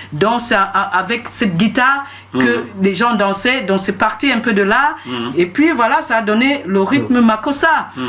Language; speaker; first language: French; non-native, local second language; Duala